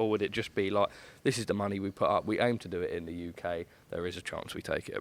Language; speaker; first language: English; native; English